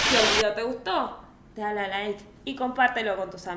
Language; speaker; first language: Spanish; native; Spanish